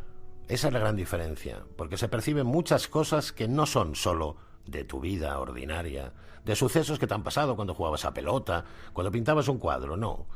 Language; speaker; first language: Spanish; native; Spanish